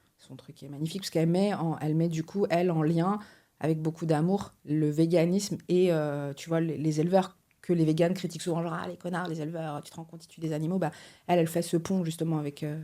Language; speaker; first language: French; early bilingual, other home language; Portuguese